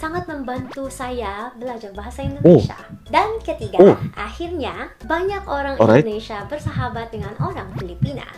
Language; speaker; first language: Indonesian; non-native, fluent; Filipino